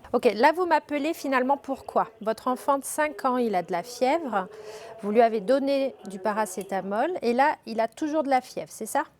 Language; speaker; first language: French; native; French